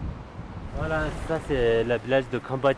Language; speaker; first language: French; non-native, learner; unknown